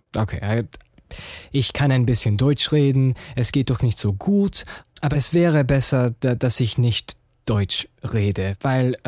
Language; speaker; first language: German; non-native, learner; English